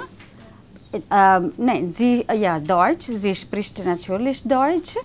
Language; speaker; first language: German; non-native, fluent; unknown